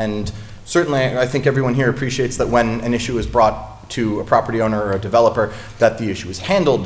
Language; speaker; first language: English; native; English